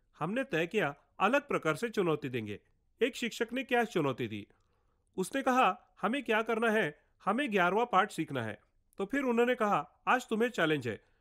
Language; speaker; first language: Hindi; non-native, local second language; Marathi